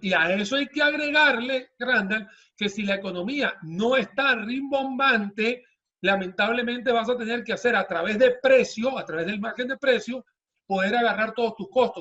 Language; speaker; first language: Spanish; native; Spanish